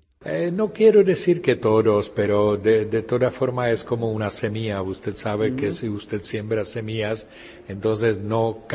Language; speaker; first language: Spanish; non-native, fluent; Czech